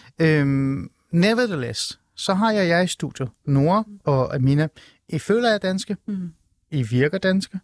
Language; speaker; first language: Danish; early bilingual, other home language; Persian